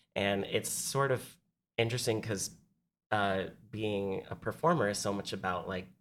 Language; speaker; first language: English; native; English